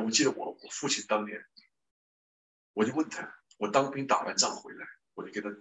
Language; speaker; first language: Chinese; native; Chinese